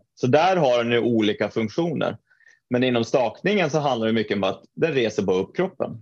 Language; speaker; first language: Swedish; non-native, fluent; Norwegian